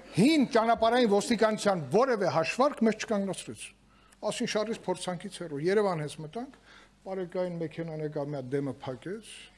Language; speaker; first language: Armenian; native; Armenian